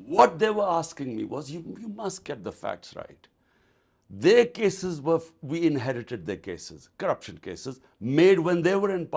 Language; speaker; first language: English; non-native, local second language; Urdu